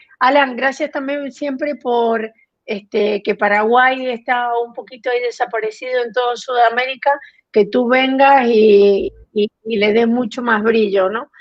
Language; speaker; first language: Spanish; native; Spanish